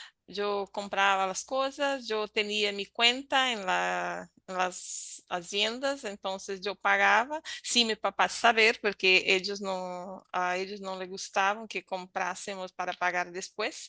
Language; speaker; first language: Spanish; non-native, learner; Portuguese